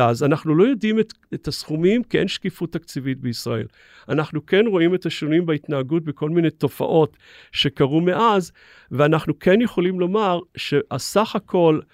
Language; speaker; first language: Hebrew; native; Hebrew